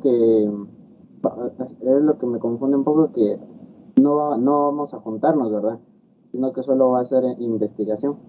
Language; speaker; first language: Spanish; native; Spanish